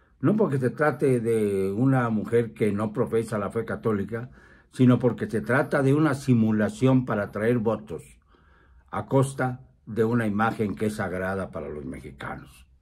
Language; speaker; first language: Spanish; native; Spanish